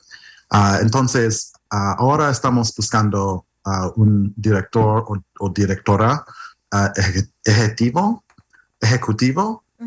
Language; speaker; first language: Spanish; non-native, learner; English